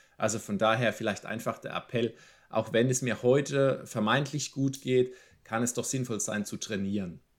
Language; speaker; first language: German; native; German